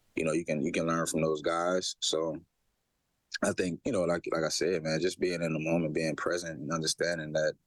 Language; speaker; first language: English; native; English